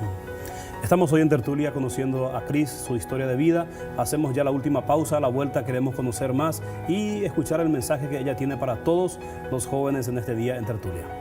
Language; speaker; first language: Spanish; native; Spanish